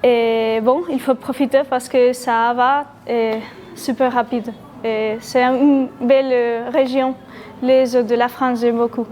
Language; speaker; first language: French; non-native, learner; Spanish